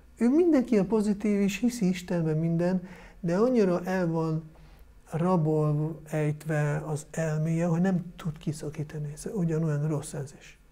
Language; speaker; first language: Hungarian; non-native, fluent; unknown